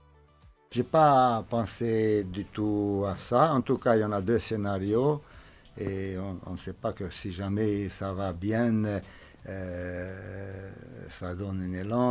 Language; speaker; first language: French; non-native, fluent; Romanian